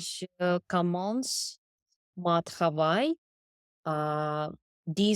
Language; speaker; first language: French; non-native, learner; English